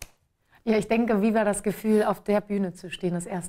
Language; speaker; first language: German; native; German